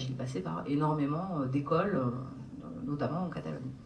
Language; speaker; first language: French; native; French